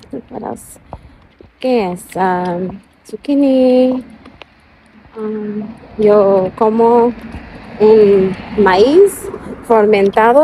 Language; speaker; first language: Spanish; non-native, learner; English